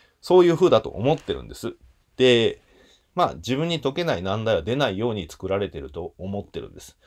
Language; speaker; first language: Japanese; native; Japanese